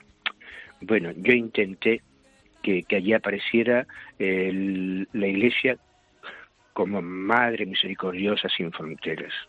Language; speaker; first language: Spanish; native; Spanish